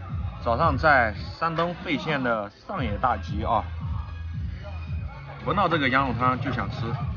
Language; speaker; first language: Chinese; native; Chinese